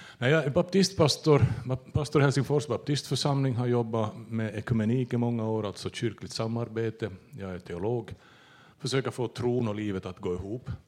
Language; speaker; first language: Swedish; native; Swedish